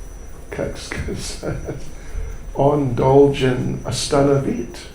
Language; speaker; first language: Russian; non-native, learner; English